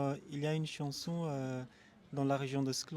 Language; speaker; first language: French; non-native, local second language; Malagasy